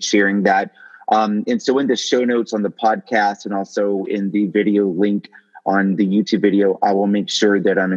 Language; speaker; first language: English; native; English